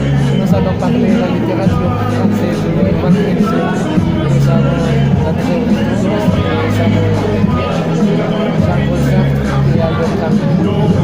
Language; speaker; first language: French; non-native, learner; Spanish